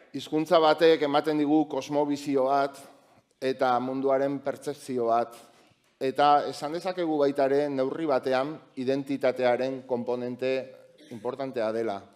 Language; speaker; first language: Basque; non-native, local second language; Spanish